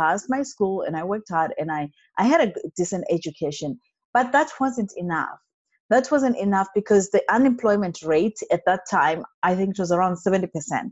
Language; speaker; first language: English; non-native, local second language; Shona